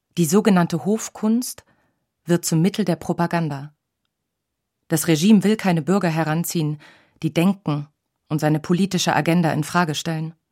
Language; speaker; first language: German; native; German